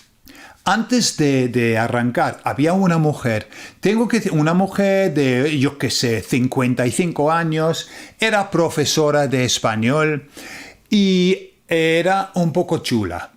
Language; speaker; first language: Spanish; non-native, fluent; English